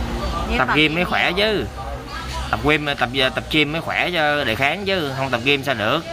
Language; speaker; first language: Vietnamese; native; Vietnamese